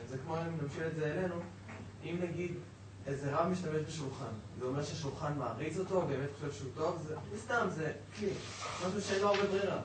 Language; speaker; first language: Hebrew; native; Hebrew